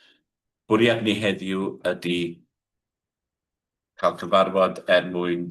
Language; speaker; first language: Welsh; native; Welsh